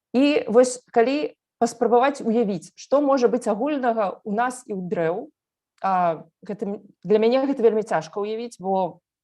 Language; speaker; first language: Belarusian; native; Belarusian